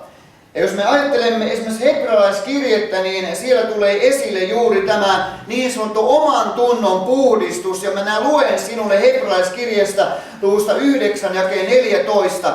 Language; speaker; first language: Finnish; native; Finnish